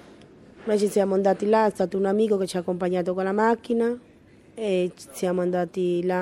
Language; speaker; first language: Italian; non-native, fluent; Arabic